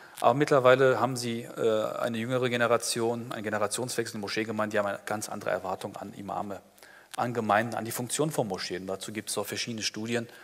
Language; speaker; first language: German; early bilingual, other home language; Turkish